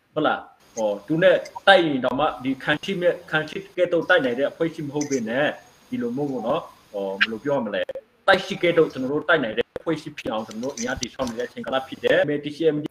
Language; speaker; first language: Burmese; non-native, local second language; Hakha Chin